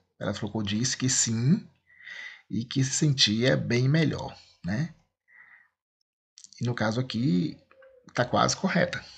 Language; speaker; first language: Portuguese; native; Portuguese